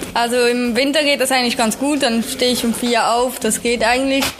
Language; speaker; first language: German; native; German